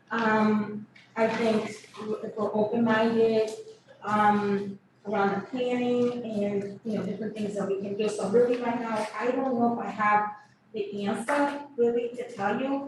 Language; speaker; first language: English; early bilingual, other home language; Kabuverdianu